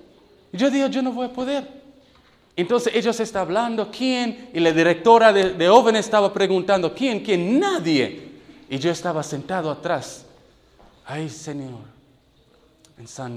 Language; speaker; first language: Spanish; non-native, learner; English